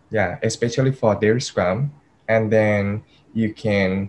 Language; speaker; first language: English; non-native, fluent; Thai